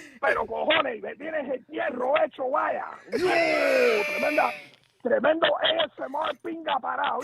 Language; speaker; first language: Spanish; native; Spanish